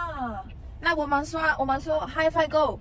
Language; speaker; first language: Chinese; non-native, learner; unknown